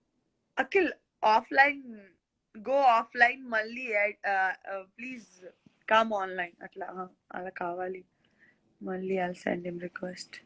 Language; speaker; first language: Telugu; non-native, local second language; Gujarati